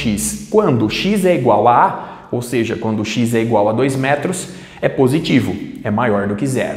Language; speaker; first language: Portuguese; native; Portuguese